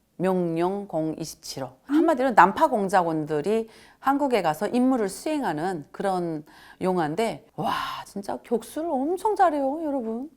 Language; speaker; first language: Korean; native; Korean